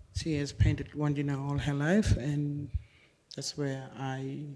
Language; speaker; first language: English; native; English